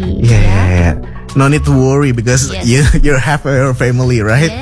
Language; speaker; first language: English; non-native, local second language; Indonesian